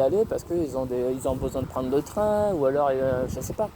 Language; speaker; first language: French; native; French